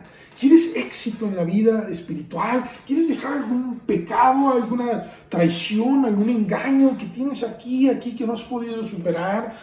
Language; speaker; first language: Spanish; native; Spanish